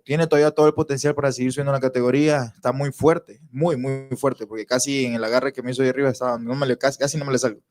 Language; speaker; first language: Spanish; native; Spanish